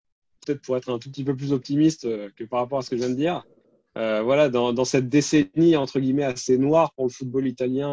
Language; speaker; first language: French; native; French